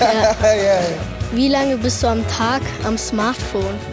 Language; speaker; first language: German; native; German